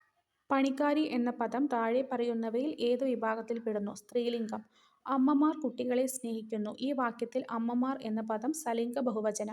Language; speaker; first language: Malayalam; native; Malayalam